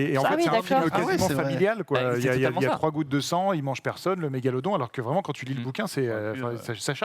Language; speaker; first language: French; native; French